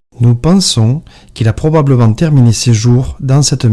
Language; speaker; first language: French; native; French